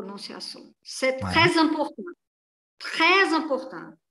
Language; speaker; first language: French; non-native, learner; Portuguese